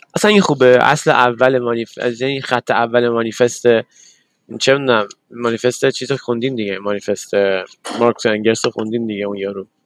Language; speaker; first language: Persian; early bilingual, other home language; English